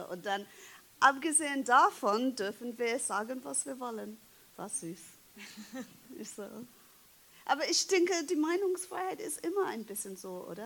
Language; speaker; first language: German; non-native, fluent; English